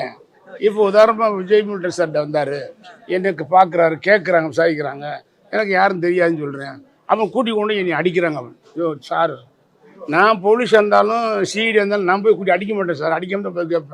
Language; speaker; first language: Tamil; native; Tamil